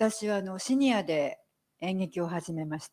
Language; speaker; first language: Japanese; native; Japanese